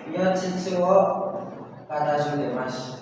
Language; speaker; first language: Japanese; non-native, learner; Indonesian